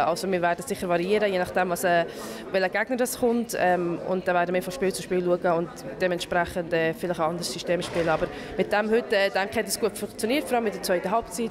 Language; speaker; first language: German; native; German